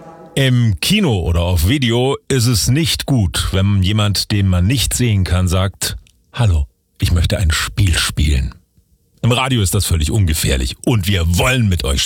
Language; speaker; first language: German; native; German